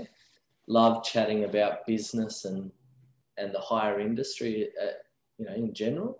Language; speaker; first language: English; native; English